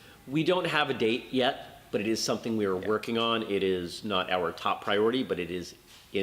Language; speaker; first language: English; native; English